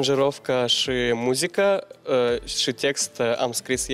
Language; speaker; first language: Romanian; non-native, local second language; Gagauz